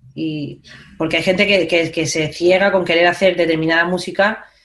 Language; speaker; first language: Spanish; native; Spanish